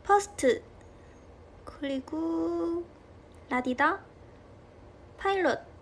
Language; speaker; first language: Korean; non-native, fluent; Chinese